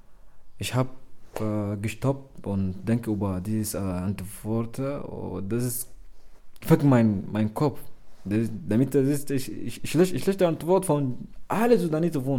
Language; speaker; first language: German; non-native, learner; Arabic